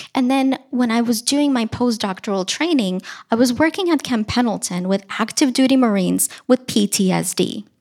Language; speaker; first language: English; early bilingual, other home language; Russian